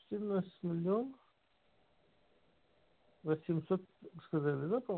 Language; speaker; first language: Russian; non-native, learner; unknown